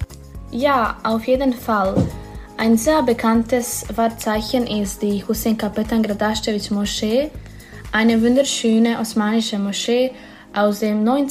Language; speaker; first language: German; non-native, learner; Bosnian